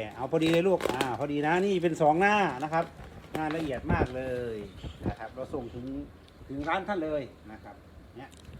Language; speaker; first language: Thai; native; Thai